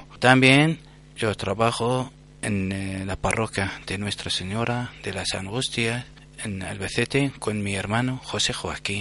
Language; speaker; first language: Spanish; non-native, learner; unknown